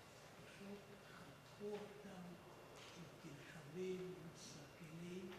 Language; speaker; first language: Hebrew; non-native, fluent; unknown